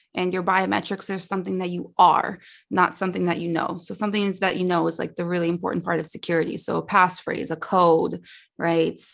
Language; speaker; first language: English; early bilingual, other home language; Russian